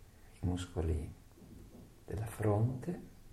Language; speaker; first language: Italian; native; Italian